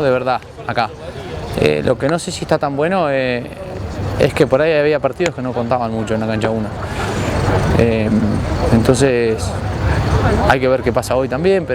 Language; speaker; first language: Spanish; native; Spanish